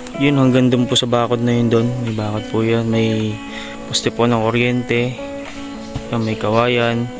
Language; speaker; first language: Filipino; native; Filipino